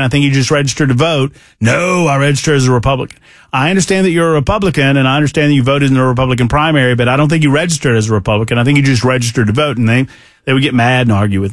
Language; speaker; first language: English; native; English